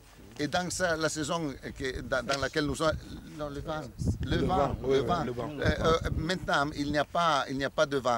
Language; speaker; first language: French; non-native, learner; Italian